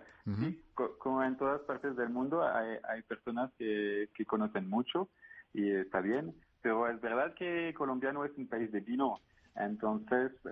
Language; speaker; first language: Spanish; non-native, fluent; French